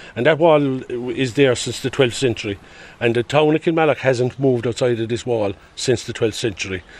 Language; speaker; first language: English; native; English